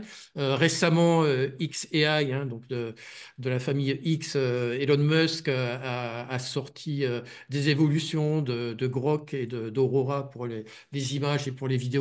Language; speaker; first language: French; native; French